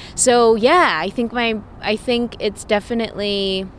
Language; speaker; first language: English; native; English